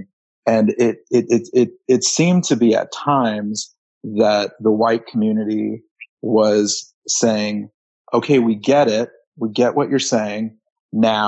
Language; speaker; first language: English; native; English